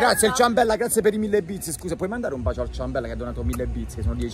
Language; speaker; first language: Italian; native; Italian